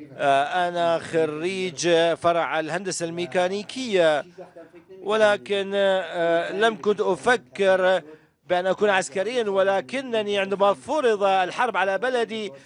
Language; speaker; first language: Arabic; non-native, fluent; Persian